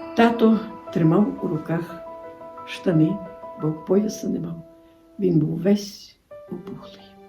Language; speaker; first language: Ukrainian; native; Ukrainian